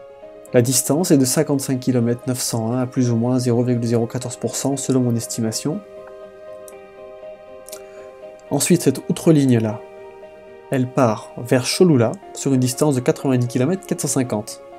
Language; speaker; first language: French; native; French